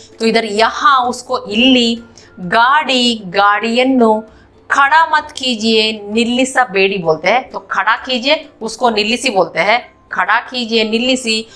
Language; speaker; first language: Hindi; non-native, local second language; Kannada